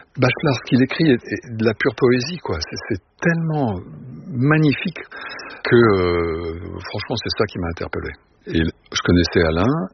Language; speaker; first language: French; native; French